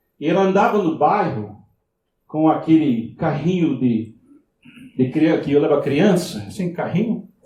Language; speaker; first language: Portuguese; non-native, fluent; English